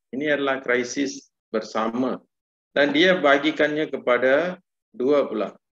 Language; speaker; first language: Malay; non-native, local second language; Tamil